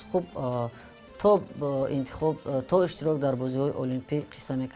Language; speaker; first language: Persian; native; Persian